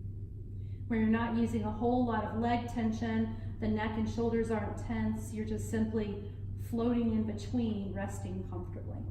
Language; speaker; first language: English; native; English